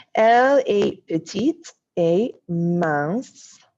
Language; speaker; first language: French; non-native, fluent; English